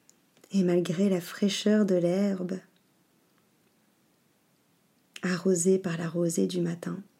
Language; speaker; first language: French; native; French